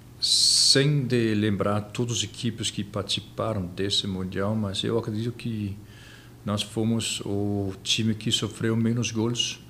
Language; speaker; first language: Portuguese; non-native, fluent; Danish